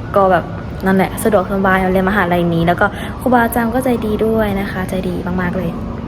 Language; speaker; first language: Thai; native; Thai